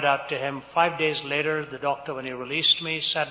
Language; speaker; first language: English; non-native, local second language; Hindi